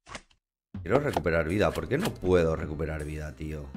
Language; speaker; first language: Spanish; native; Spanish